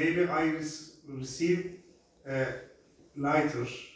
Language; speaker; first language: English; non-native, learner; Turkish